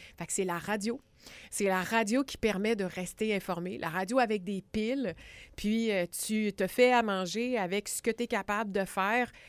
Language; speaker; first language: French; native; French